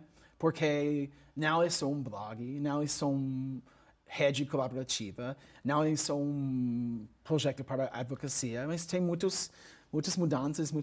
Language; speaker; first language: Portuguese; non-native, learner; English